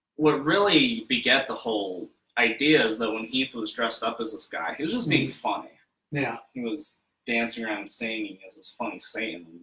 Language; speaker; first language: English; native; English